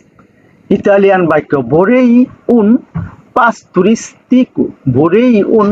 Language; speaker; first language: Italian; non-native, learner; Bangla